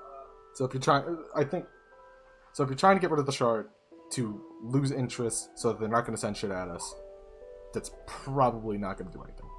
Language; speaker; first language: English; native; English